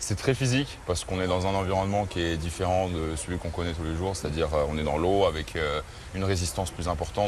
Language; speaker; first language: French; native; French